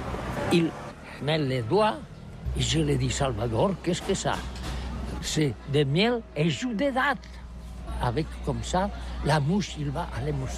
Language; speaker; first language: French; non-native, learner; Catalan